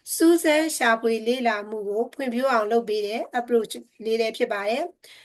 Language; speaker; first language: Burmese; native; Burmese